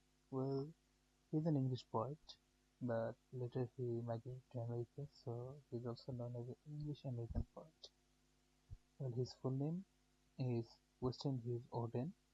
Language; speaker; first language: English; non-native, local second language; Bangla